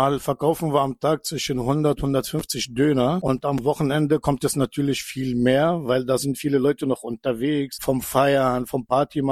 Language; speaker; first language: German; non-native, fluent; Turkish